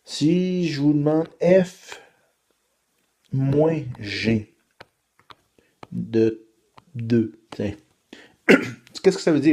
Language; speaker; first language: French; native; French